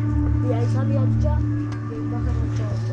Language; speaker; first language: Spanish; native; Spanish